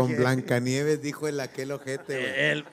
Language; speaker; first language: Spanish; native; Spanish